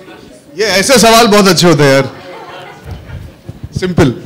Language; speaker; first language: Hindi; native; Hindi